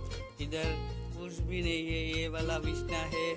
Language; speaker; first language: Hindi; non-native, local second language; Assamese